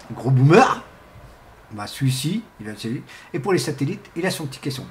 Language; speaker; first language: French; non-native, fluent; Portuguese